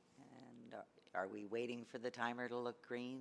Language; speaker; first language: English; native; English